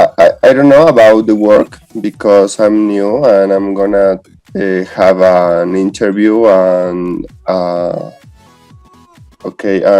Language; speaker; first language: English; non-native, learner; Spanish